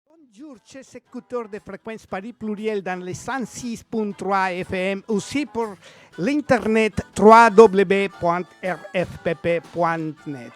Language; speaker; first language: French; non-native, learner; Spanish